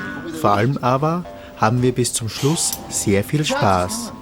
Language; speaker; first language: German; native; German